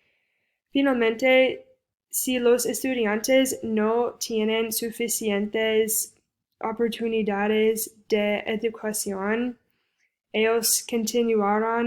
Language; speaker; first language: Spanish; non-native, fluent; English